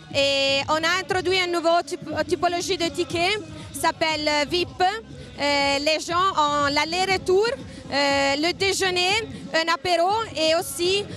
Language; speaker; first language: French; non-native, local second language; Italian